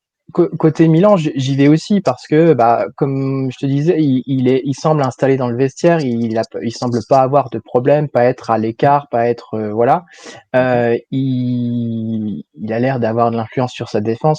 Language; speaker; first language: French; native; French